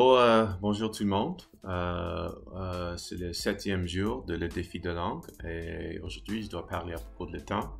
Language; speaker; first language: French; non-native, learner; English